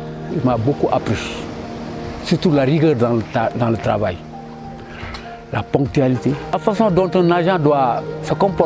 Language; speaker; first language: French; non-native, local second language; Wolof